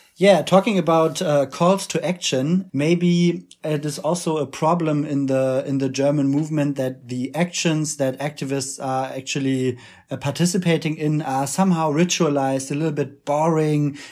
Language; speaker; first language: English; non-native, fluent; German